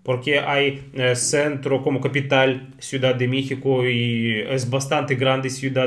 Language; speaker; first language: Spanish; non-native, fluent; Russian